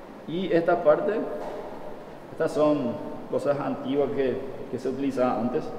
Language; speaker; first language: Spanish; native; Spanish